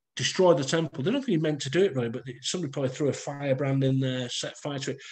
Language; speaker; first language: English; native; English